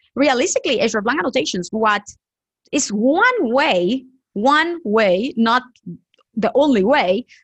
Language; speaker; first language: English; non-native, fluent; Spanish